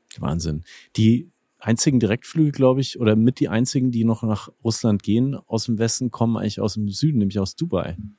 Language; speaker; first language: German; native; German